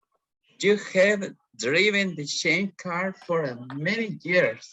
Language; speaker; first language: English; non-native, learner; Spanish